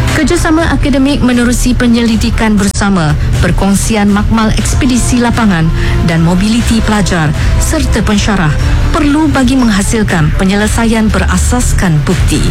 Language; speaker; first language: Malay; native; Malay